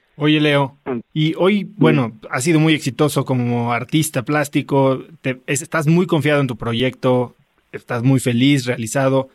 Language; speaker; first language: Spanish; native; Spanish